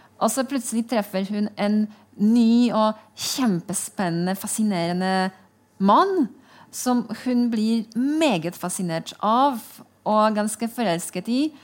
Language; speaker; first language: Norwegian; non-native, fluent; Polish